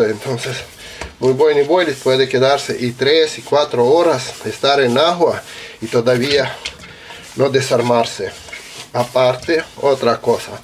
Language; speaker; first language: Spanish; non-native, learner; Russian